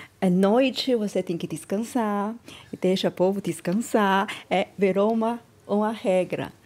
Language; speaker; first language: Portuguese; non-native, learner; Chinese